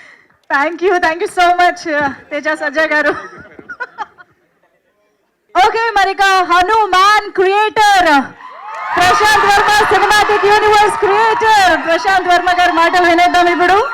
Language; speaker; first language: Telugu; native; Telugu